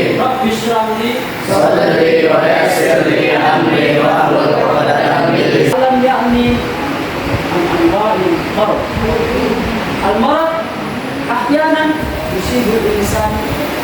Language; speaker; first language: Arabic; non-native, fluent; Indonesian